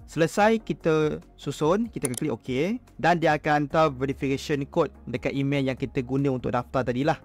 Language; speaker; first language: Malay; native; Malay